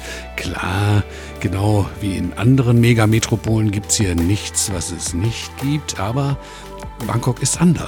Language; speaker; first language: German; native; German